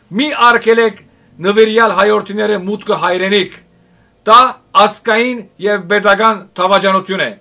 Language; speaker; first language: Armenian; early bilingual, heritage; Armenian